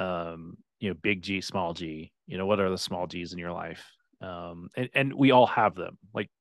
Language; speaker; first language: English; native; English